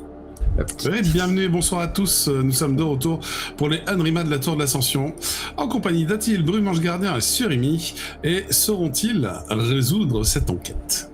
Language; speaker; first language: French; native; French